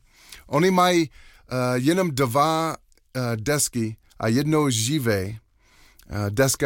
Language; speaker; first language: Czech; non-native, learner; English